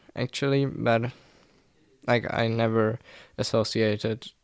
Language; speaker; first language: English; non-native, fluent; German